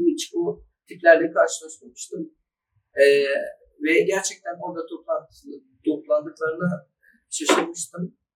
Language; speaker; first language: Turkish; early bilingual, other home language; Arabic